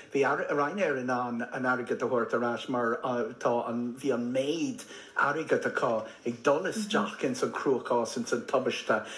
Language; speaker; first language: Irish; non-native, local second language; English